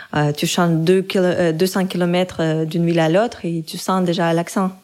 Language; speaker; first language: French; non-native, fluent; Russian